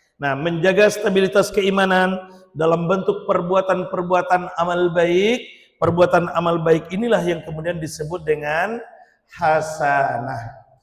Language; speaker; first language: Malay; non-native, local second language; Minangkabau